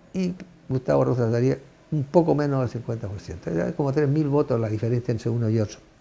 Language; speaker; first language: Spanish; native; Spanish